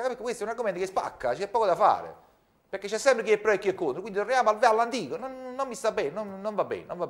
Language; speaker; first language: Italian; native; Italian